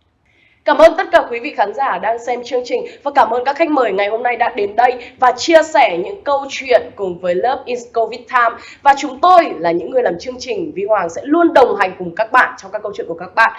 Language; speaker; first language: Vietnamese; native; Vietnamese